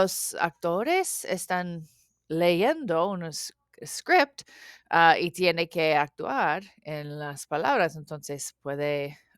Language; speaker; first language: Spanish; non-native, learner; English